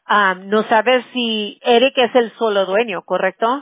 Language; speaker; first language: Spanish; early bilingual, heritage; Spanish